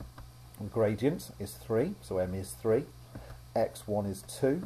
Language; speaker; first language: English; native; English